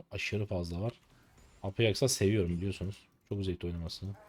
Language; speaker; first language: Turkish; native; Turkish